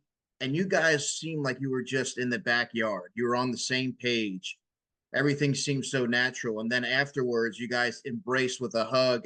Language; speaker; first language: English; native; English